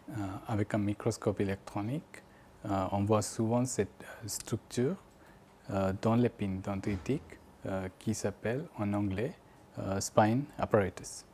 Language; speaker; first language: French; non-native, fluent; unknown